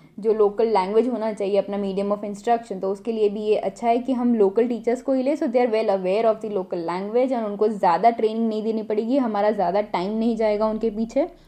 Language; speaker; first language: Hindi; non-native, local second language; Gujarati